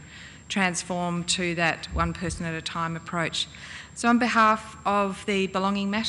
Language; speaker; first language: English; native; English